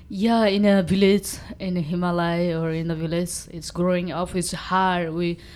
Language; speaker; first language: English; non-native, local second language; Nepali